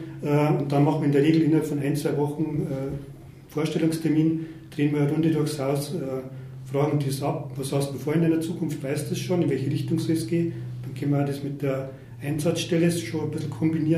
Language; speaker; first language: German; native; German